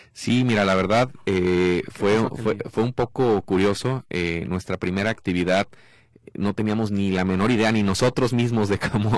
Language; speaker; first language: Spanish; native; Spanish